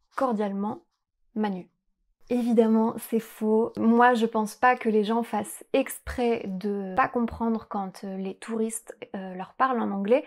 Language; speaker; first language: French; native; French